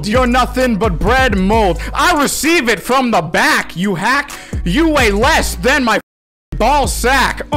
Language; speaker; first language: English; native; English